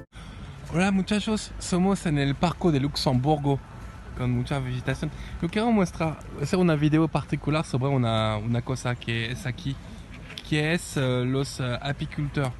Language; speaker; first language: Spanish; non-native, learner; French